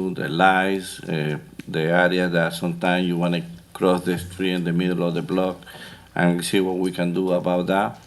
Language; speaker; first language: English; non-native, fluent; Spanish